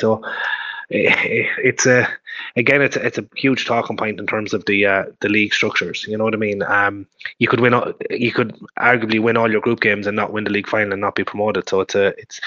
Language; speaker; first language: English; native; English